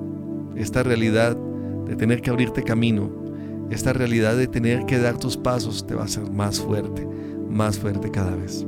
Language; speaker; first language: Spanish; native; Spanish